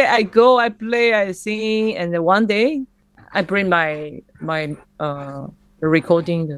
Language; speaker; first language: English; non-native, learner; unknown